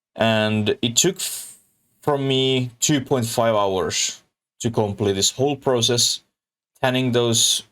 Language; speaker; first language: English; non-native, learner; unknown